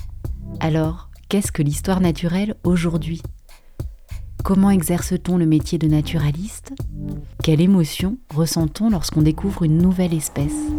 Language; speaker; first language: French; native; French